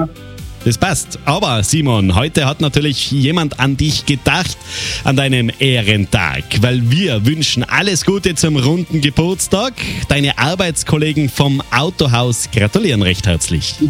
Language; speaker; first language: German; native; German